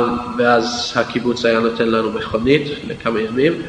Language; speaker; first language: Hebrew; non-native, fluent; English